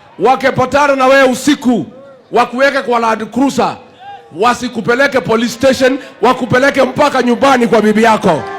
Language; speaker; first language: Swahili; non-native, local second language; Kikuyu